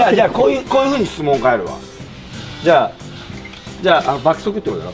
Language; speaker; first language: Japanese; native; Japanese